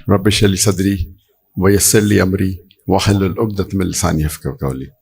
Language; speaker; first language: Urdu; non-native, local second language; Konkani